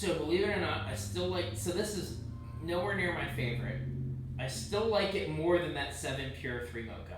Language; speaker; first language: English; native; English